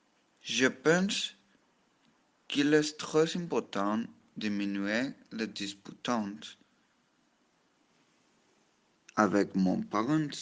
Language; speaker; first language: French; non-native, learner; Spanish